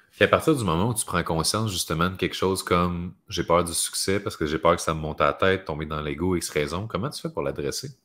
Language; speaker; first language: French; native; French